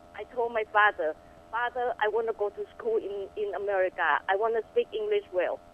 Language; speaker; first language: English; non-native, fluent; Thai